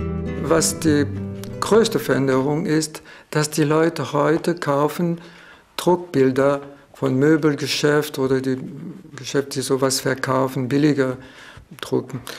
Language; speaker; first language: German; non-native, fluent; French